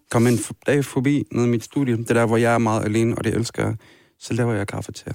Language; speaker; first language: Danish; early bilingual, other home language; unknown